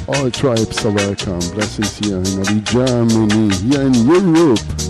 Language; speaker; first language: English; non-native, fluent; German